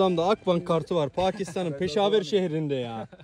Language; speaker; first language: Turkish; native; Turkish